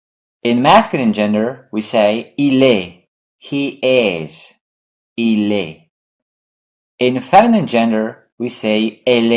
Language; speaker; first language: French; non-native, fluent; English